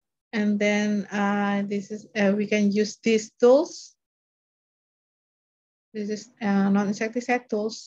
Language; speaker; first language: English; non-native, learner; Indonesian